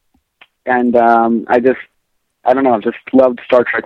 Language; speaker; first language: English; native; English